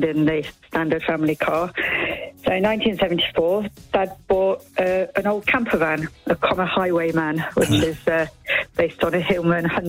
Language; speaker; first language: English; native; English